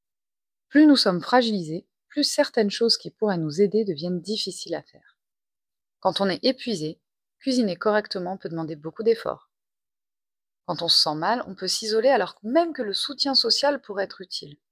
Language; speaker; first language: French; native; French